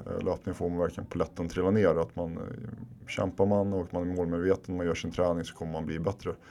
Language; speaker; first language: Swedish; early bilingual, other home language; Finnish